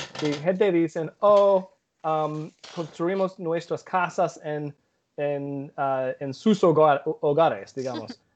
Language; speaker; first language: Spanish; non-native, learner; English